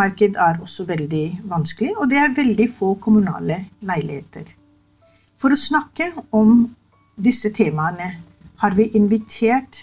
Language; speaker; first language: Norwegian; non-native, fluent; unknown